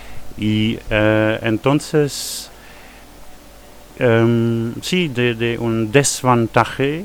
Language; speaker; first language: Spanish; non-native, fluent; German